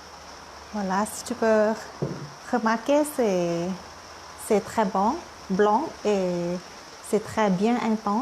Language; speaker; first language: French; non-native, learner; Thai